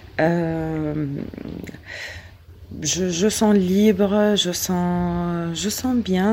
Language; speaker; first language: French; non-native, learner; Arabic